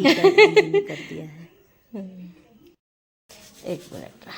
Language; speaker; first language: Hindi; native; Hindi